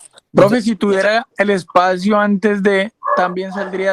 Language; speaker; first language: Spanish; native; Spanish